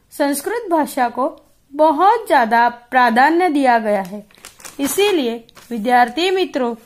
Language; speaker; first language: Hindi; non-native, local second language; Gujarati